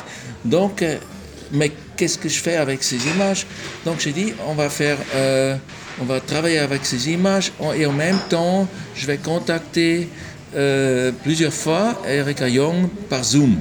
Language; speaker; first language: French; non-native, local second language; German